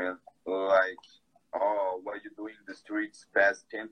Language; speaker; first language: English; non-native, fluent; Portuguese